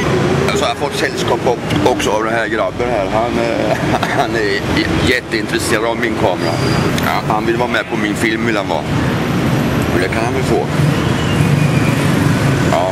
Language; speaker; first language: Swedish; native; Swedish